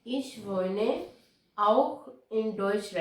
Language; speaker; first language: German; non-native, learner; Urdu